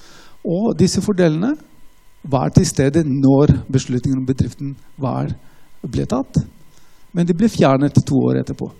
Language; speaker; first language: Norwegian; non-native, fluent; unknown